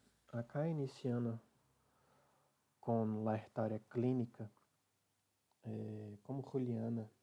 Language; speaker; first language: Spanish; non-native, learner; Portuguese